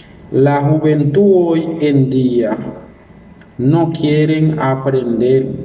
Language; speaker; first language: Spanish; non-native, learner; Haitian Creole